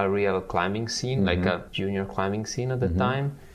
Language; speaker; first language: English; non-native, fluent; Italian